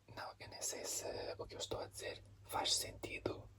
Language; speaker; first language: Portuguese; non-native, learner; English